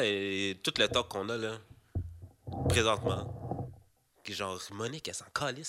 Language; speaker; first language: French; native; French